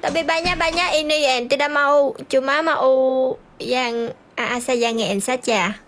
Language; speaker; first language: Indonesian; non-native, learner; Vietnamese